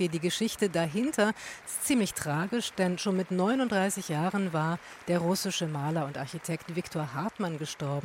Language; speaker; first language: German; native; German